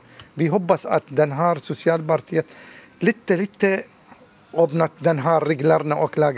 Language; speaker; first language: Swedish; non-native, learner; Arabic